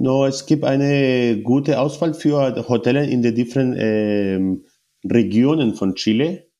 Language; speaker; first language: German; non-native, learner; Spanish